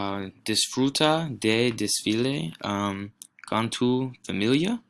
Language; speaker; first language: Spanish; non-native, learner; English